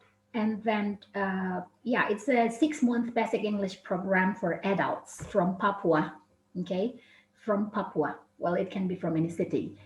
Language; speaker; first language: English; non-native, fluent; Indonesian